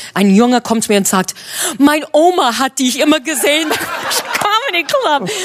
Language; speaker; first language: German; non-native, fluent; English